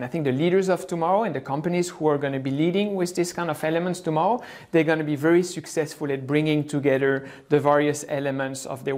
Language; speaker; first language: English; non-native, fluent; French